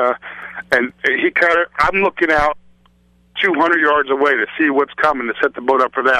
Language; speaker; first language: English; native; English